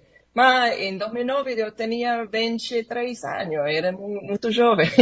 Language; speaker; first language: Portuguese; non-native, fluent; English